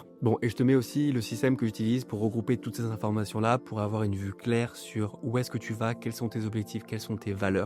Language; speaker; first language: French; native; French